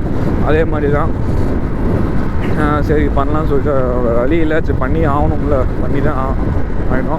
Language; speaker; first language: Tamil; native; Tamil